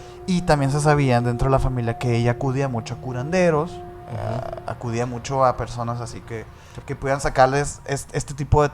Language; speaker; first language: Spanish; native; Spanish